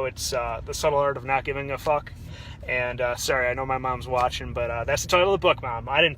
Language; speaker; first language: English; native; English